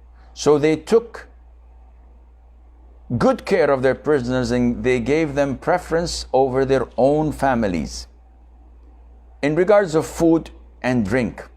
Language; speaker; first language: English; non-native, fluent; Arabic